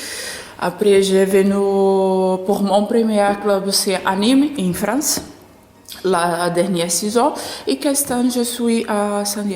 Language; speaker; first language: French; non-native, learner; Portuguese